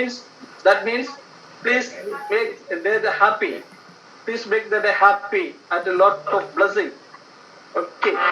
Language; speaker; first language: English; non-native, local second language; Malayalam